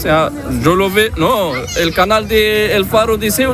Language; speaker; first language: Spanish; non-native, learner; Arabic